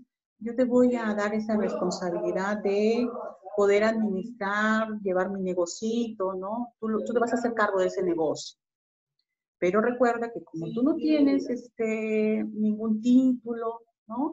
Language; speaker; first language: Spanish; native; Spanish